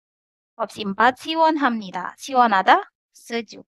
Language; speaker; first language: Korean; non-native, fluent; Indonesian